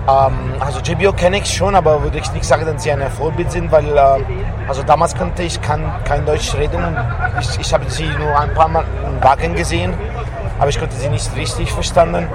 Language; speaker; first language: German; non-native, fluent; Italian